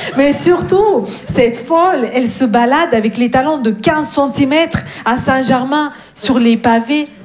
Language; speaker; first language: French; non-native, fluent; Russian